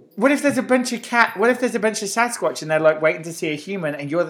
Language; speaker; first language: English; native; English